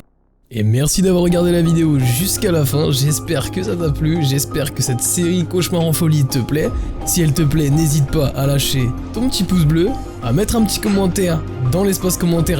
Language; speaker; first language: French; native; French